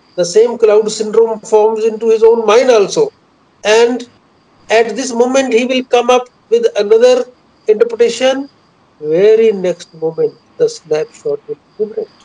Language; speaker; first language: English; non-native, local second language; Punjabi